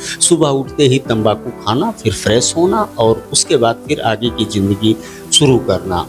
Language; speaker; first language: Hindi; native; Hindi